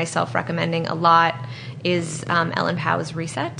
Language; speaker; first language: English; native; English